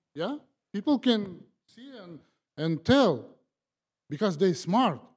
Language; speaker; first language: English; non-native, learner; Kazakh